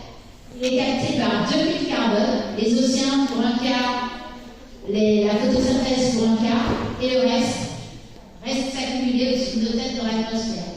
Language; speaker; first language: French; native; French